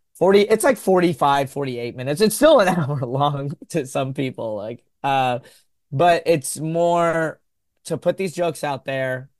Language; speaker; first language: English; native; English